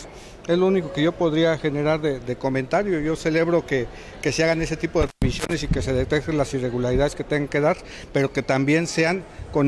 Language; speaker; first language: Spanish; native; Spanish